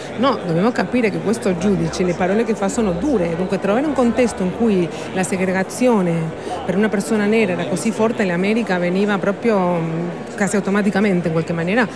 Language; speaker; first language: Italian; non-native, fluent; Spanish